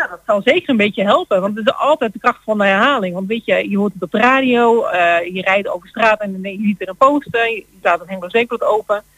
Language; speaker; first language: Dutch; native; Dutch